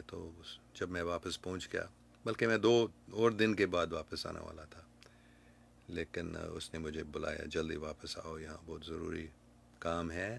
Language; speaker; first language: Hindi; non-native, fluent; English